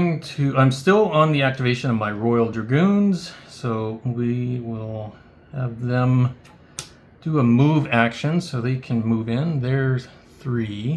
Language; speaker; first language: English; native; English